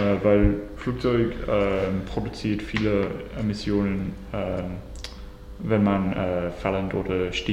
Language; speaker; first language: German; non-native, learner; English